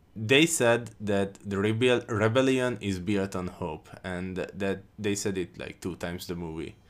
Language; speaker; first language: English; non-native, fluent; Hungarian